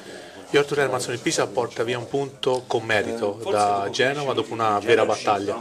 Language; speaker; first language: Italian; native; Italian